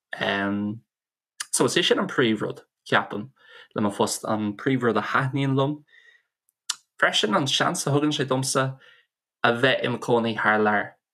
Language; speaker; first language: Irish; non-native, local second language; English